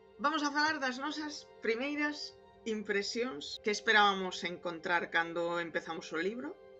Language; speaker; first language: Galician; non-native, local second language; Spanish